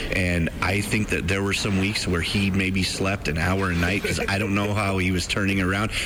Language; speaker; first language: English; native; English